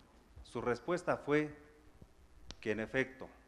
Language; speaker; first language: Spanish; native; Spanish